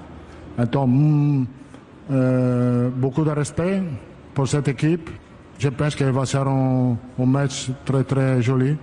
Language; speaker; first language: French; non-native, fluent; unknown